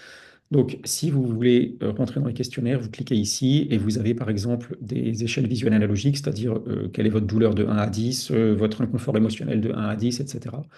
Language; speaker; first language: French; native; French